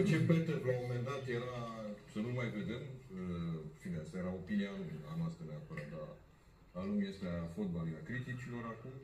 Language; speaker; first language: Romanian; native; Romanian